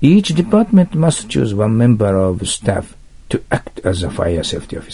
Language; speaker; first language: English; non-native, fluent; Japanese